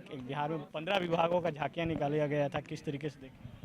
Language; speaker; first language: Hindi; native; Hindi